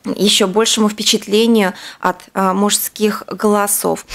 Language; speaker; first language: Russian; native; Russian